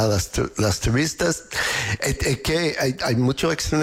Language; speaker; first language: Spanish; non-native, learner; English